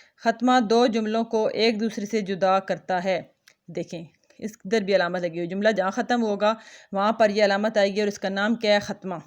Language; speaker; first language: Urdu; non-native, local second language; Punjabi